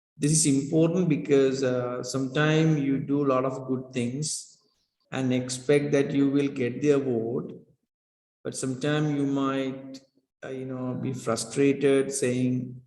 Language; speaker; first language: English; non-native, local second language; Sinhala